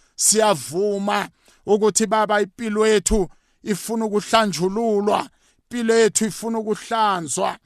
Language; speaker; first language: Zulu; non-native, local second language; South Ndebele